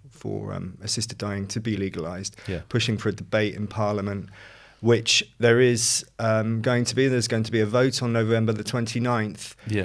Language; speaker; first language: English; native; English